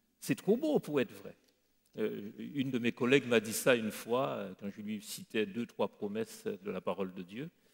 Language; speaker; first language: French; native; French